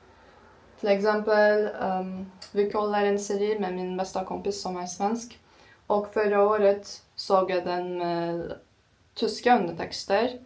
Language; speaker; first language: Swedish; non-native, learner; Turkish